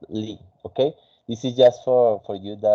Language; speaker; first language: English; non-native, fluent; Spanish